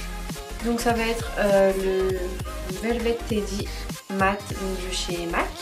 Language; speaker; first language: French; native; French